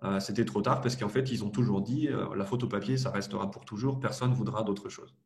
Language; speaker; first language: French; native; French